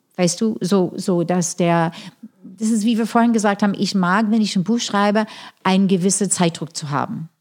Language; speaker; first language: German; non-native, fluent; English